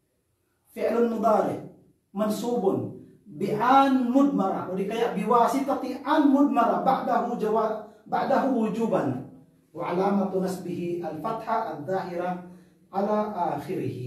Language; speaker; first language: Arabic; non-native, fluent; Filipino